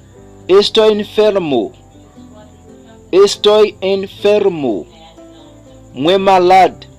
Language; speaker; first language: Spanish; non-native, fluent; Haitian Creole